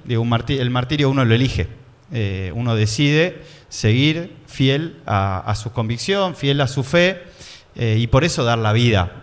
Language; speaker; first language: Spanish; native; Spanish